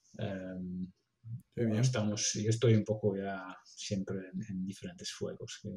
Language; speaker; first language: Spanish; non-native, fluent; Dutch